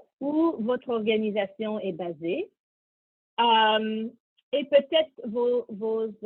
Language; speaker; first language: French; non-native, learner; English